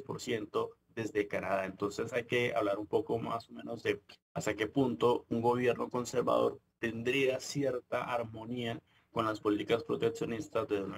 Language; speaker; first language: Spanish; native; Spanish